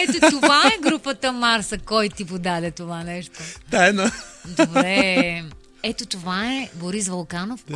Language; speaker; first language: Bulgarian; native; Bulgarian